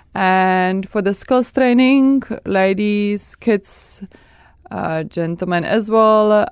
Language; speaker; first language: English; non-native, fluent; Czech